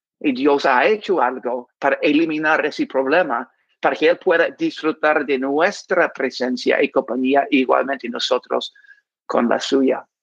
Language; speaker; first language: Spanish; non-native, fluent; English